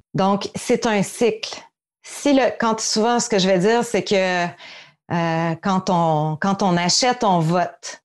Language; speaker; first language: French; native; French